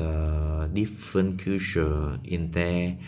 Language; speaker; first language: English; non-native, learner; Vietnamese